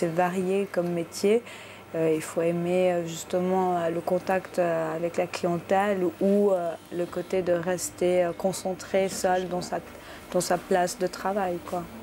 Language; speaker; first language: French; native; French